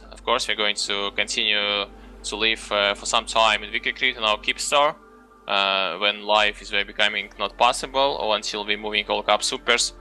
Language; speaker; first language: English; non-native, fluent; Russian